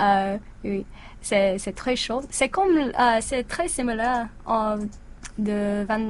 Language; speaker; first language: French; non-native, learner; English